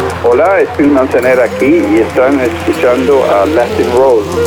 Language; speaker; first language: Spanish; non-native, fluent; English